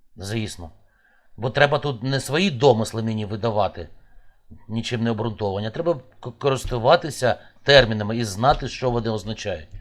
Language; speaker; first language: Ukrainian; native; Ukrainian